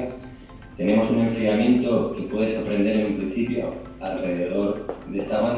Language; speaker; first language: Spanish; native; Spanish